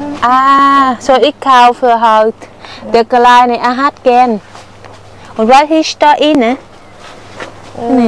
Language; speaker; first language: German; non-native, learner; Vietnamese